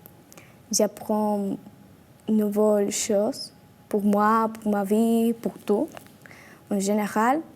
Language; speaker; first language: French; non-native, learner; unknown